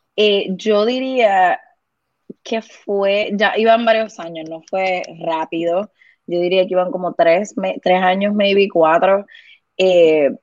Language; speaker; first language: Spanish; native; Spanish